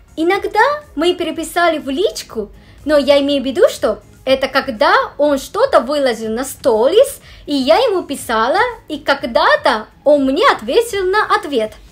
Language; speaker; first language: Russian; non-native, fluent; Japanese